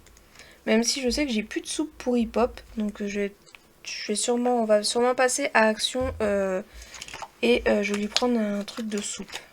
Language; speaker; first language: French; native; French